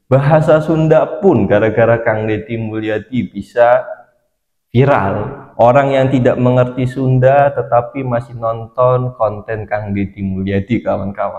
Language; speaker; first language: Indonesian; native; Indonesian